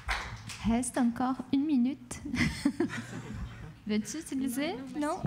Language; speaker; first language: French; non-native, fluent; Portuguese